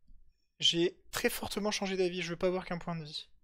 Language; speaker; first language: French; native; French